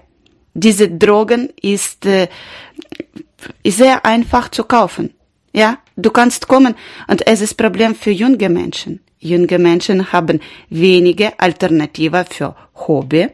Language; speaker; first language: German; non-native, learner; Ukrainian